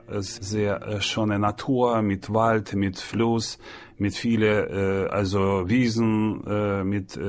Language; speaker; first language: German; non-native, learner; Russian